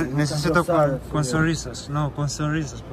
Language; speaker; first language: Spanish; non-native, learner; English